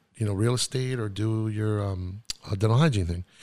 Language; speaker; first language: English; non-native, fluent; Spanish